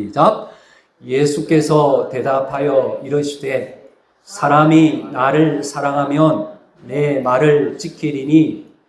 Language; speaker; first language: Korean; native; Korean